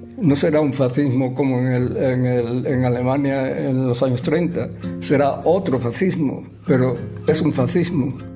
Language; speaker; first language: Spanish; native; Spanish